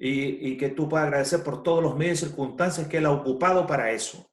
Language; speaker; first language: Spanish; native; Spanish